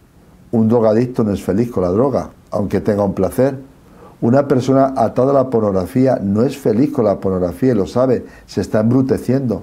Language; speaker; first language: Spanish; native; Spanish